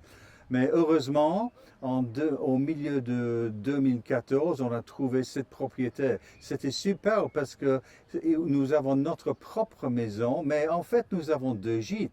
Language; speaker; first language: French; non-native, fluent; English